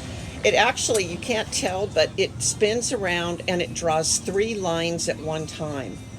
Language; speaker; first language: English; native; English